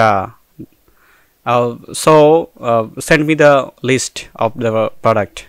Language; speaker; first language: English; non-native, local second language; Bangla